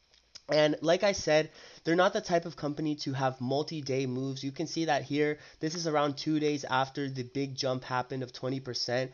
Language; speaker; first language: English; native; English